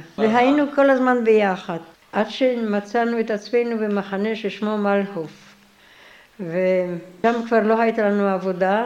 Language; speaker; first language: Hebrew; non-native, fluent; Polish